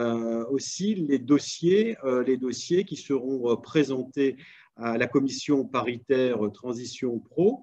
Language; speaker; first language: French; native; French